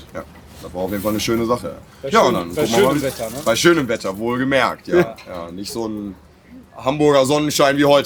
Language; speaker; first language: German; native; German